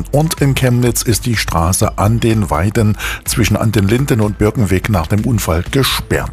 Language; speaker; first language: German; native; German